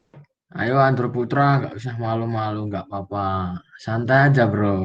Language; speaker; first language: Indonesian; native; Indonesian